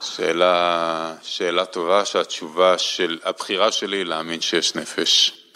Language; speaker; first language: Hebrew; native; Hebrew